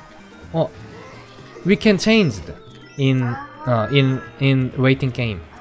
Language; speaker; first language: English; non-native, learner; Korean